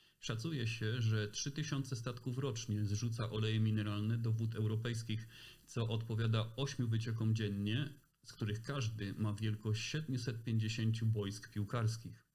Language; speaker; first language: Polish; native; Polish